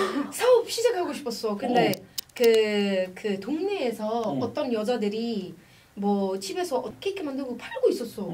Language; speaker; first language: Korean; non-native, fluent; Arabic